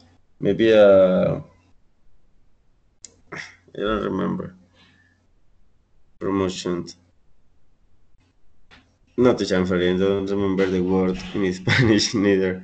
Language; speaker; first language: English; non-native, learner; Spanish